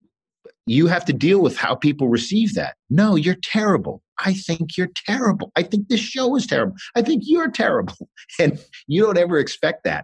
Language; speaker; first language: English; native; English